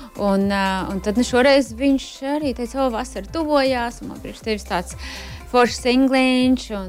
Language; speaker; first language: Latvian; native; Latvian